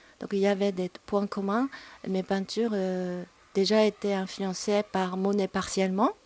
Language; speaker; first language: French; non-native, fluent; Japanese